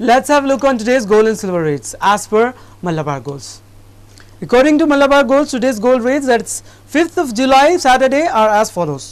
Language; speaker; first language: English; non-native, local second language; Urdu